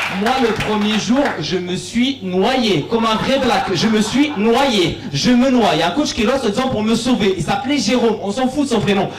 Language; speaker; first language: French; early bilingual, other home language; Arabic